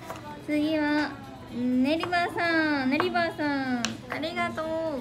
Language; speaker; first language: Japanese; native; Japanese